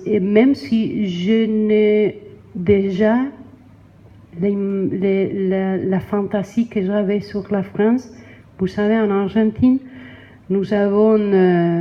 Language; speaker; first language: French; non-native, learner; Spanish